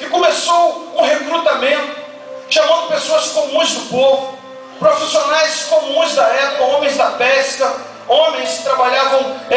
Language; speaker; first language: Portuguese; native; Portuguese